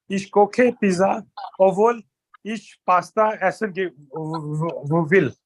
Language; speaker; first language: German; non-native, learner; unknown